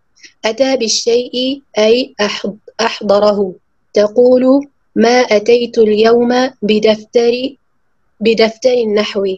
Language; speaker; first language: Arabic; non-native, learner; Urdu